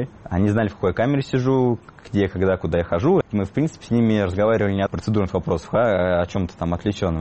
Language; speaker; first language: Russian; native; Russian